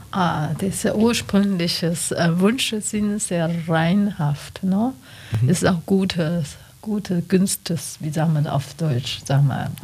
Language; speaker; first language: German; non-native, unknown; Chinese